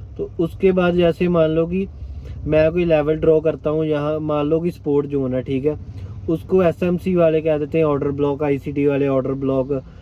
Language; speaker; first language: Hindi; non-native, local second language; Punjabi